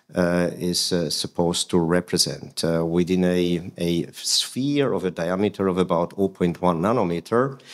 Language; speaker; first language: English; non-native, fluent; Hungarian